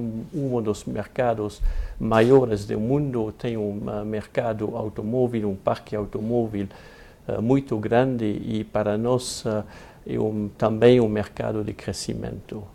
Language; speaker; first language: Portuguese; non-native, fluent; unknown